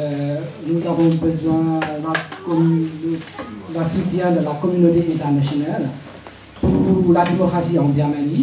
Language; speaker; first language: French; non-native, learner; Burmese